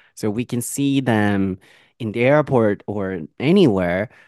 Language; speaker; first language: English; non-native, fluent; Japanese